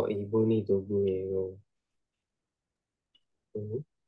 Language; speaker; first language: Korean; non-native, learner; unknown